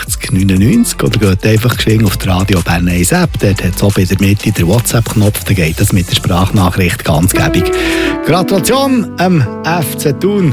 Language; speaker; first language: German; native; German